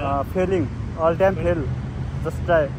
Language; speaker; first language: English; non-native, learner; Nepali